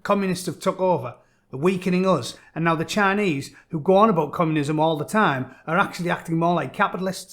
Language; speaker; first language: English; native; English